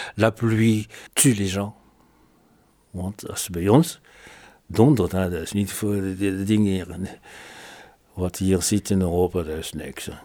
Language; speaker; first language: Dutch; non-native, fluent; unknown